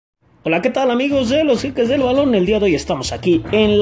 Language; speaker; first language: Spanish; native; Spanish